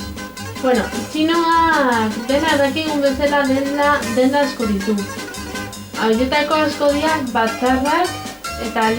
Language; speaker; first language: Basque; non-native, local second language; Spanish